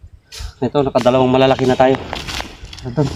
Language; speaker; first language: Filipino; native; Filipino